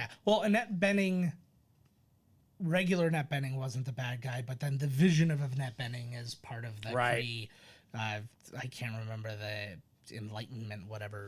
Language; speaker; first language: English; native; English